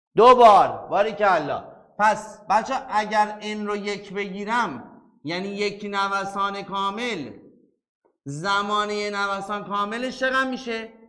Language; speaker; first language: Persian; native; Persian